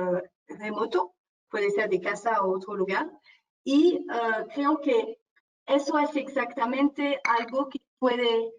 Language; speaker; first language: Spanish; non-native, fluent; French